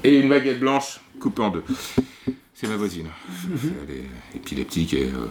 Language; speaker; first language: French; native; French